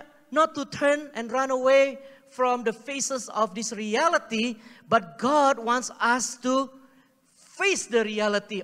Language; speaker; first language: English; native; English